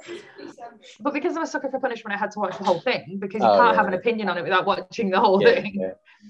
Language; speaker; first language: English; native; English